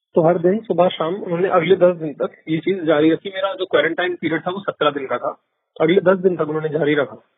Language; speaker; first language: Hindi; native; Hindi